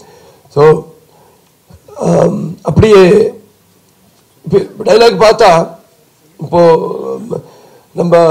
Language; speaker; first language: Tamil; non-native, local second language; Telugu